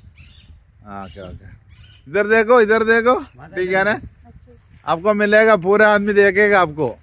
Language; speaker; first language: Hindi; non-native, local second language; Malayalam